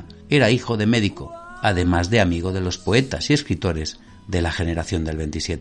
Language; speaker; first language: Spanish; native; Spanish